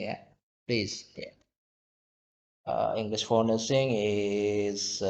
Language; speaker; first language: English; non-native, fluent; Indonesian